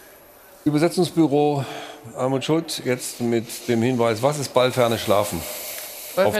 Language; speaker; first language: German; native; German